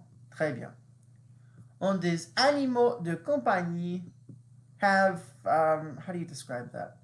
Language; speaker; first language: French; non-native, fluent; English